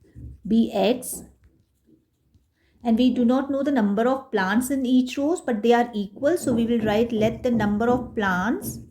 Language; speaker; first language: English; non-native, local second language; Hindi